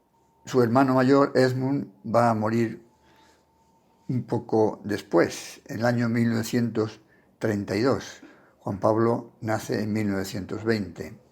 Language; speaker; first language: Spanish; native; Spanish